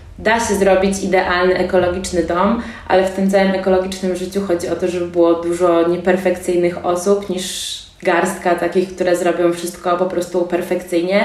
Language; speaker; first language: Polish; native; Polish